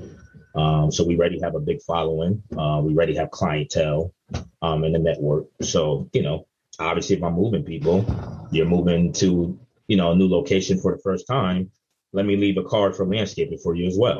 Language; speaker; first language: English; native; English